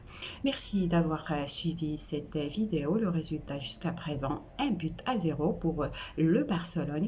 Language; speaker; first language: French; non-native, local second language; Arabic